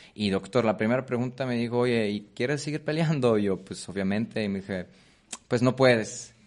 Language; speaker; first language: Spanish; non-native, fluent; Polish